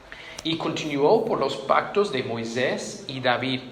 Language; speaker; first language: Spanish; non-native, fluent; English